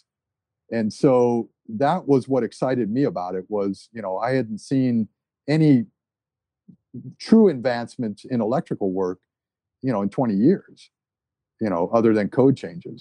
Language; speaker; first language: English; native; English